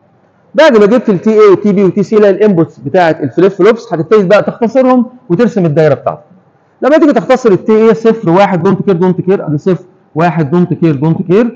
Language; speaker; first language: Arabic; native; Arabic